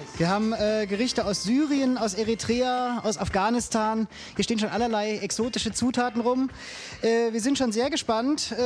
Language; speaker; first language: German; native; German